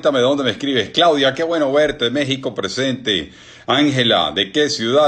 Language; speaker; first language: Spanish; native; Spanish